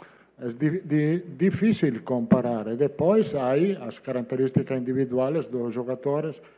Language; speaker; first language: Portuguese; non-native, fluent; Italian